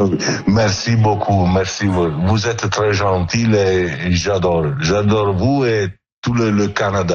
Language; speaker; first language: French; non-native, learner; Italian